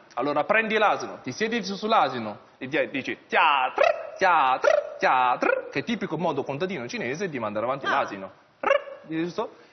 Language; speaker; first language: Italian; early bilingual, other home language; Chinese